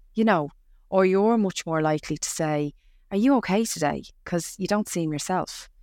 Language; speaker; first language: English; native; English